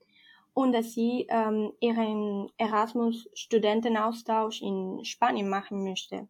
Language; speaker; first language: German; non-native, fluent; Spanish